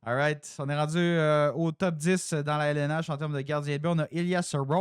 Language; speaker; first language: French; native; French